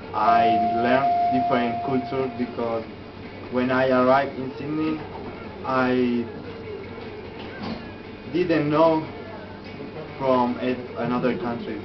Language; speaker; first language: English; non-native, learner; Spanish